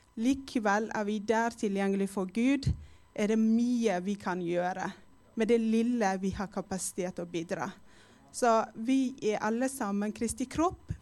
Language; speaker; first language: Norwegian; non-native, fluent; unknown